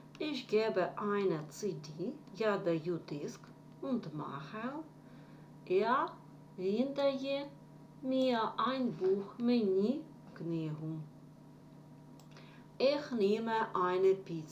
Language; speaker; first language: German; non-native, fluent; Ukrainian